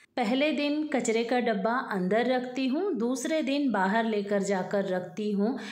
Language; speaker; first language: Hindi; native; Hindi